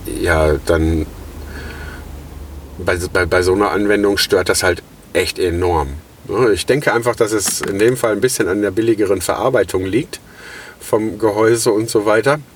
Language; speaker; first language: German; native; German